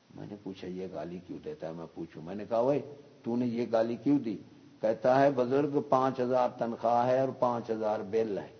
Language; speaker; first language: Urdu; non-native, local second language; Punjabi